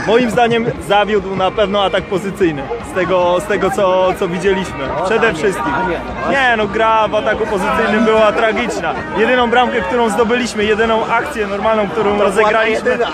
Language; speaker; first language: Polish; native; Polish